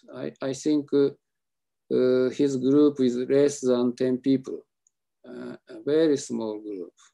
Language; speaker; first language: English; non-native, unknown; Japanese